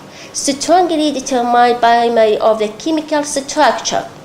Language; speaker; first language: English; non-native, local second language; Arabic